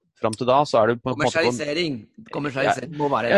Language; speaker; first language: Norwegian; non-native, fluent; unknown